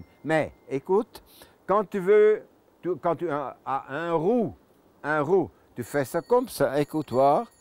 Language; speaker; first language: French; non-native, local second language; German